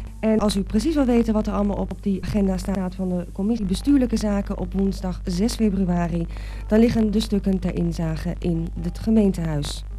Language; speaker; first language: Dutch; native; Dutch